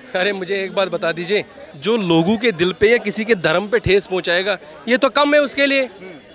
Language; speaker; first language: Hindi; native; Hindi